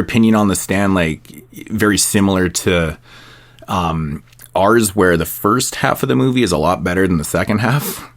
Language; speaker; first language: English; native; English